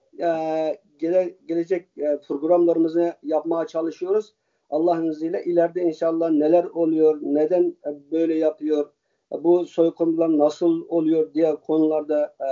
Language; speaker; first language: Turkish; early bilingual, heritage; Uyghur